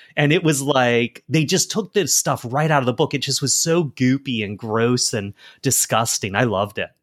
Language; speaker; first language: English; native; English